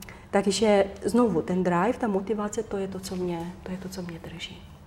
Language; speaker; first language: Czech; non-native, fluent; Romanian